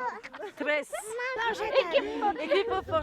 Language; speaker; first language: Spanish; non-native, learner; French